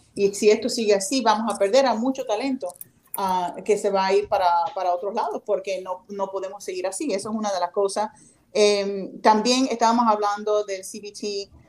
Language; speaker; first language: Spanish; native; Spanish